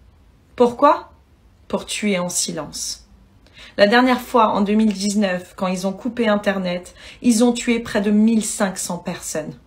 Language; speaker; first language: French; early bilingual, other home language; Persian